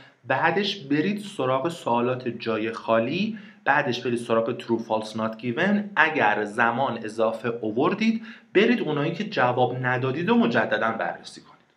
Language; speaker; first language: Persian; native; Persian